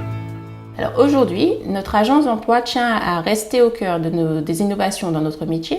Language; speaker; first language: French; native; French